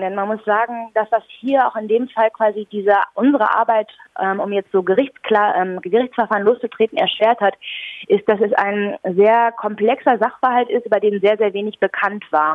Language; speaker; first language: German; native; German